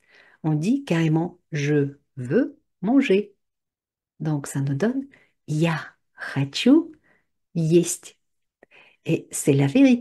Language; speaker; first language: French; non-native, fluent; Russian